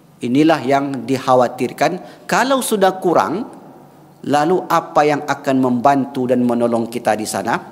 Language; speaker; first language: Malay; non-native, local second language; Minangkabau